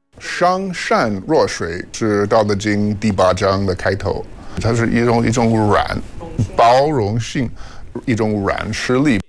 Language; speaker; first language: Chinese; non-native, fluent; English